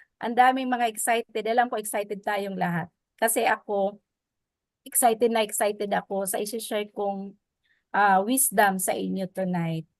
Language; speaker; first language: Filipino; non-native, local second language; Waray